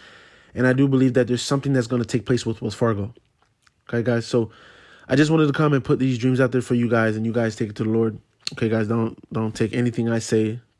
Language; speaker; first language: English; native; English